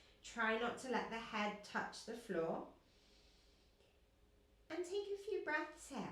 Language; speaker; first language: English; native; English